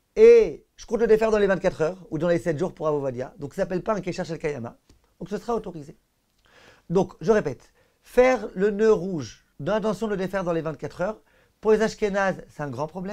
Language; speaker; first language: French; native; French